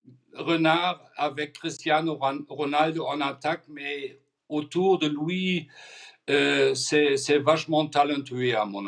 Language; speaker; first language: French; non-native, fluent; German